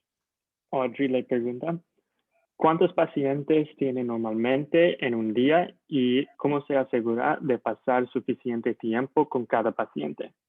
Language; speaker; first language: Spanish; non-native, learner; English